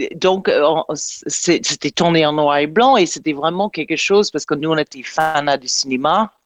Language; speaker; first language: French; non-native, fluent; English